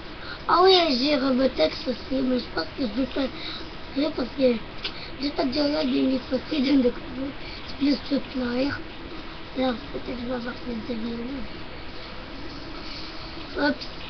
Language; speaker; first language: French; non-native, local second language; English